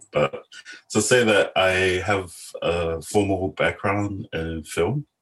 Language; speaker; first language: English; native; English